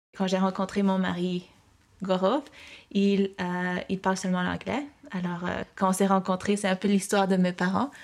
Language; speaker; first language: French; early bilingual, heritage; French